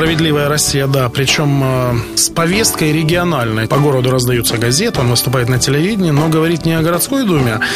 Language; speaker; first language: Russian; native; Russian